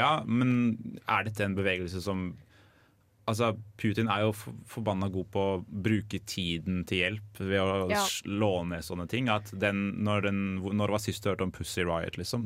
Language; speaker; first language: Norwegian; native; Norwegian